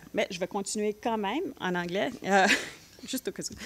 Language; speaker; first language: French; non-native, fluent; English